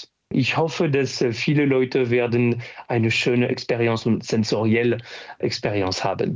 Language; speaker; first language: German; non-native, learner; French